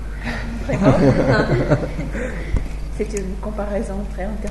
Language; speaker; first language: French; non-native, learner; Russian